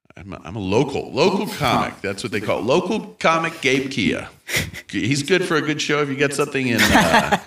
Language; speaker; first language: English; native; English